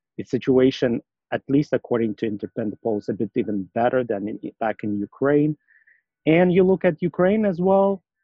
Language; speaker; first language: English; non-native, fluent; Russian